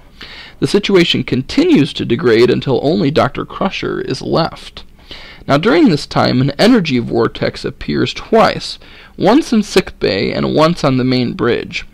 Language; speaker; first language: English; native; English